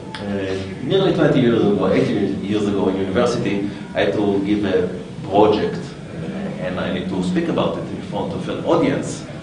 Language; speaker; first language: English; non-native, fluent; Hebrew